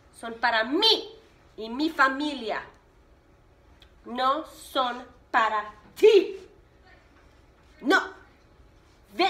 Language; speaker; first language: Spanish; non-native, fluent; English